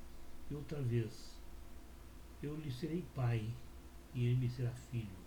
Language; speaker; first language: Portuguese; native; Portuguese